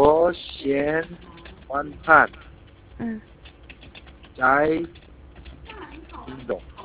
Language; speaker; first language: Chinese; non-native, learner; Korean